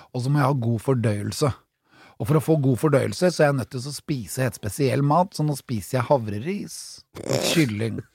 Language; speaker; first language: Norwegian; native; Norwegian